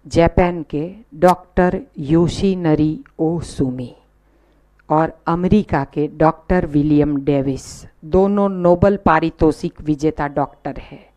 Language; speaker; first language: Hindi; non-native, local second language; Gujarati